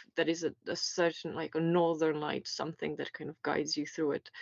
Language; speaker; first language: English; non-native, fluent; Czech